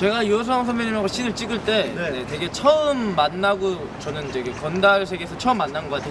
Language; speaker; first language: Korean; native; Korean